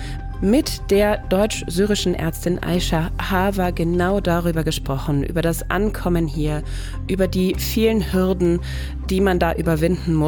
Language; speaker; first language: German; native; German